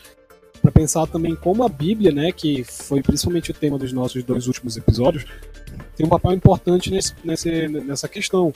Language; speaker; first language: Portuguese; native; Portuguese